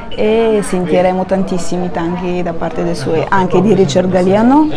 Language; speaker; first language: Italian; non-native, fluent; Bulgarian